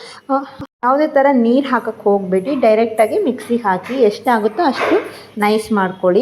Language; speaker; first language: Kannada; native; Kannada